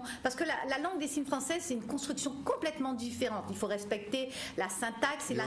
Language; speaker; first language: French; native; French